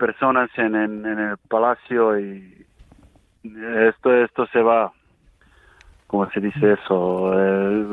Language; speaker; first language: Spanish; non-native, learner; Serbian